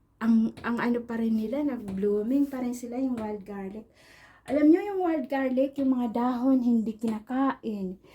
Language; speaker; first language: Filipino; non-native, local second language; Waray